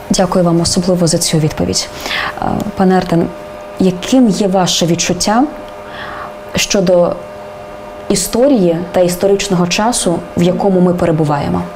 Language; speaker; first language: Ukrainian; native; Ukrainian